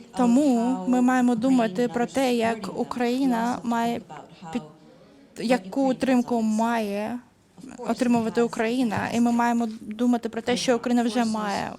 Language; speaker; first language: Ukrainian; early bilingual, heritage; Ukrainian